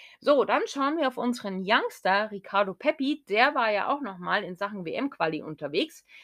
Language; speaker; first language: German; native; German